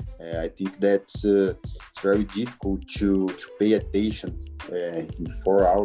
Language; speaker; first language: English; non-native, learner; Portuguese